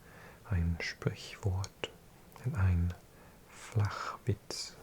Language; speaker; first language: German; non-native, learner; English